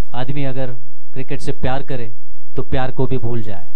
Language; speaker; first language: Hindi; non-native, local second language; Marathi